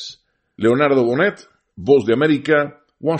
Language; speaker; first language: Spanish; native; Spanish